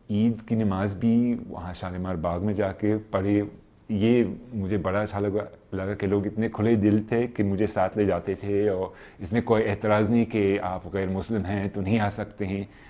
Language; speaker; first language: Urdu; non-native, fluent; English